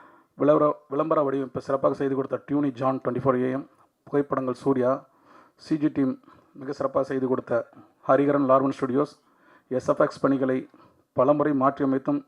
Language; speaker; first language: Tamil; native; Tamil